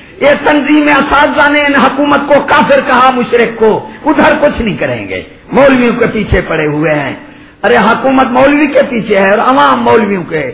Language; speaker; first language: Urdu; non-native, local second language; Punjabi